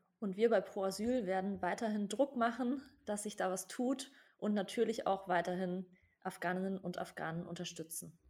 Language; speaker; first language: German; native; German